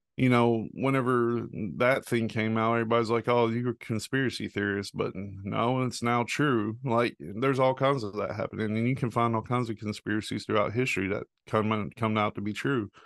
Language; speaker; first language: English; native; English